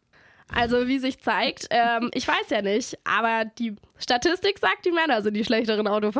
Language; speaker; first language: German; native; German